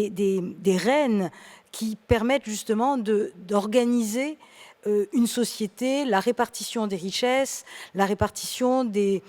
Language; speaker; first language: French; native; French